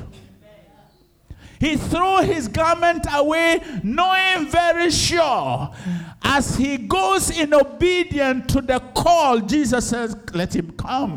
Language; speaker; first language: English; non-native, local second language; Akan